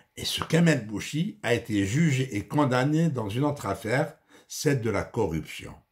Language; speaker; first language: French; non-native, local second language; Arabic